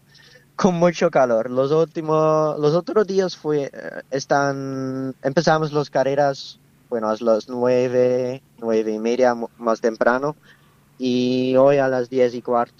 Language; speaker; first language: Spanish; non-native, learner; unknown